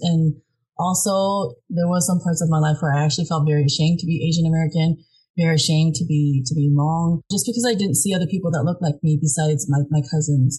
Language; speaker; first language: English; early bilingual, other home language; Hmong